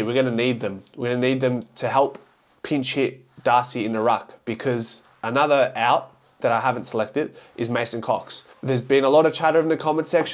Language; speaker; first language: English; native; English